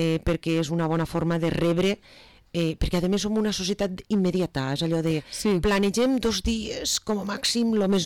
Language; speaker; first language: Catalan; native; Catalan